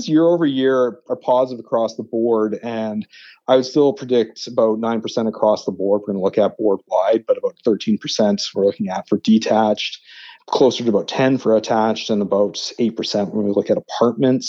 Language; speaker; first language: English; native; English